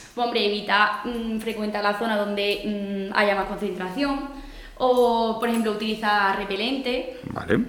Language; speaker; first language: Spanish; native; Spanish